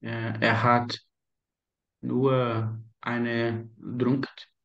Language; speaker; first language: German; non-native, learner; Portuguese